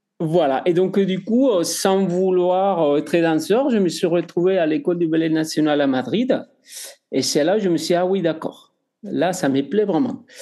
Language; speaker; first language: French; non-native, fluent; Spanish